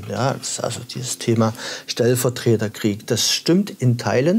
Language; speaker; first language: German; native; German